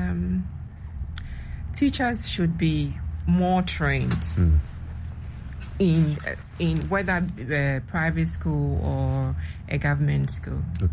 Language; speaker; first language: English; non-native, local second language; Akan